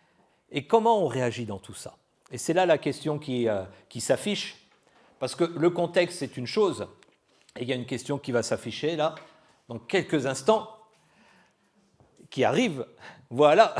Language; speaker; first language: French; native; French